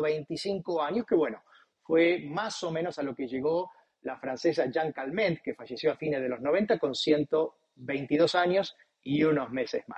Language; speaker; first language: Spanish; native; Spanish